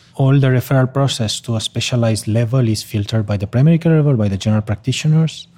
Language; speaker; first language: English; non-native, fluent; Spanish